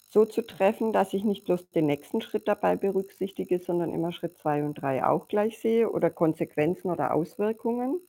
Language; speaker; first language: German; native; German